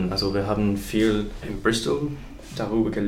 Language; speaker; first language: German; non-native, fluent; English